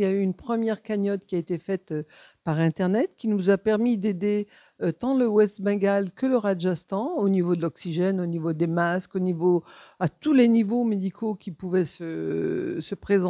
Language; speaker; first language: French; native; French